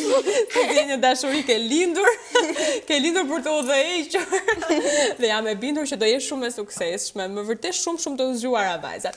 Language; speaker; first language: Albanian; native; Albanian